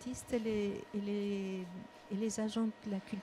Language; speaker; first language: French; non-native, fluent; Spanish